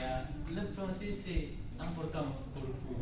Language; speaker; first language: French; non-native, learner; Indonesian